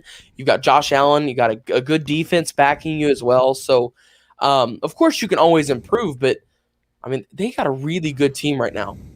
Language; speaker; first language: English; native; English